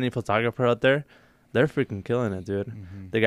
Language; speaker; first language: English; non-native, fluent; Spanish